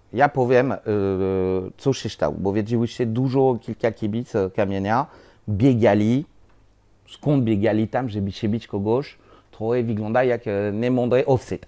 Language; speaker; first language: Polish; non-native, learner; French